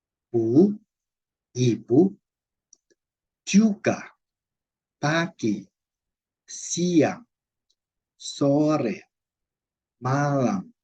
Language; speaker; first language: Indonesian; non-native, fluent; Chinese